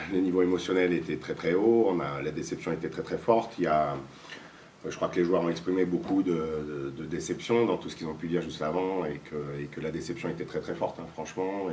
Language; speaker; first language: French; native; French